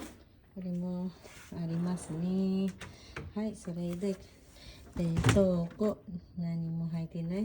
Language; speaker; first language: Japanese; non-native, learner; Filipino